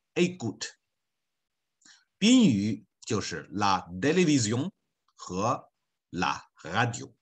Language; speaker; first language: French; non-native, fluent; Chinese